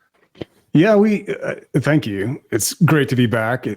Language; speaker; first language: English; native; English